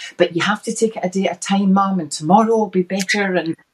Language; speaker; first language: English; native; English